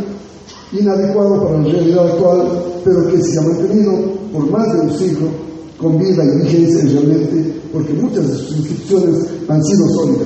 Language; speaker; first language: Spanish; native; Spanish